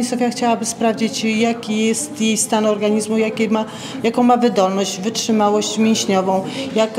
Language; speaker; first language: Polish; native; Polish